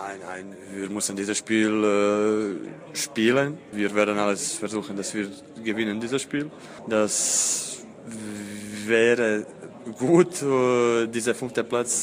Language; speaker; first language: German; non-native, fluent; Croatian